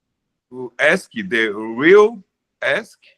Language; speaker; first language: English; non-native, learner; Portuguese